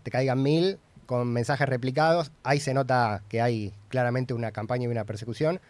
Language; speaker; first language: Spanish; native; Spanish